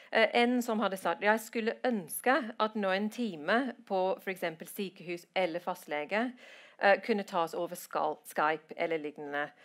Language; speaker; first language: Norwegian; non-native, fluent; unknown